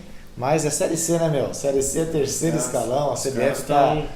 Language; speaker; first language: Portuguese; native; Portuguese